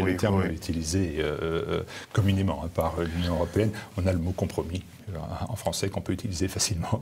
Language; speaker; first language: French; native; French